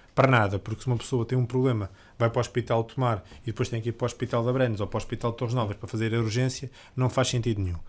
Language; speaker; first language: Portuguese; native; Portuguese